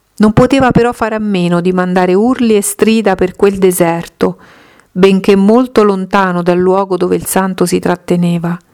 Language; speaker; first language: Italian; native; Italian